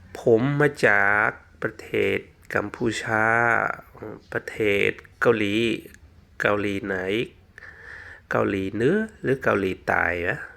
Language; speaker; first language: Thai; non-native, fluent; Khmer